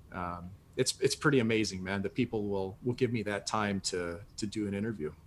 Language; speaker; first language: English; native; English